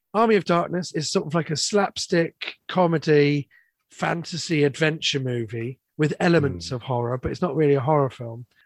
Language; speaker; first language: English; native; English